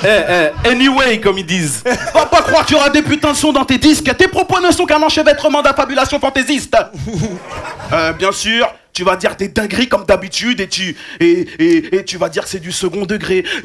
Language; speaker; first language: French; native; French